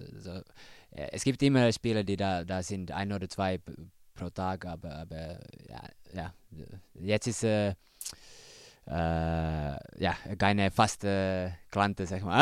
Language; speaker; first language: German; non-native, learner; Finnish